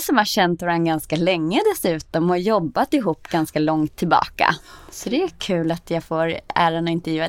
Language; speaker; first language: Swedish; native; Swedish